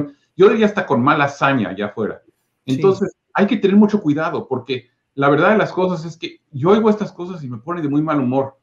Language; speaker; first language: Spanish; native; Spanish